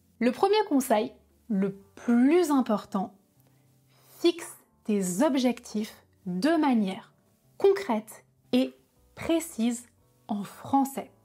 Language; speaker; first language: French; native; French